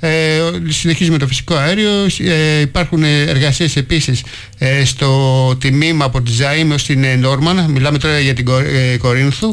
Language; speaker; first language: Greek; native; Greek